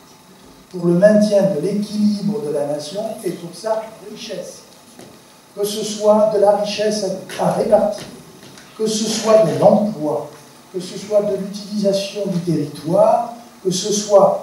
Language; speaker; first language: French; native; French